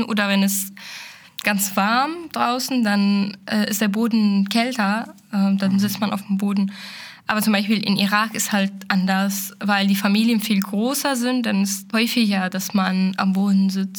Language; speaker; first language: German; non-native, fluent; Arabic